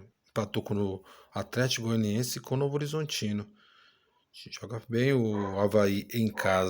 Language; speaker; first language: Portuguese; native; Portuguese